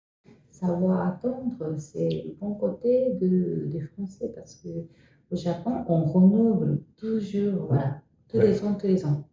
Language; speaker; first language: French; non-native, fluent; Japanese